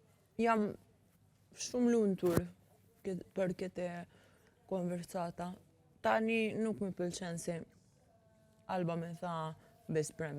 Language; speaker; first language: Albanian; early bilingual, heritage; Albanian